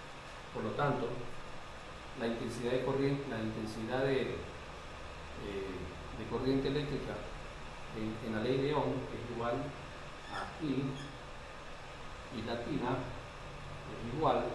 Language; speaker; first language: Spanish; native; Spanish